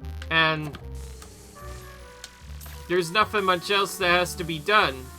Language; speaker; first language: English; native; English